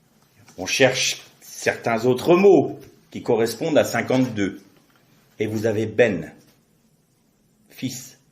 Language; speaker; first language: French; native; French